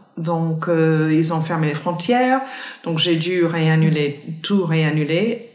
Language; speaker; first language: French; non-native, fluent; English